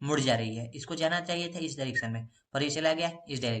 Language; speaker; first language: Hindi; native; Hindi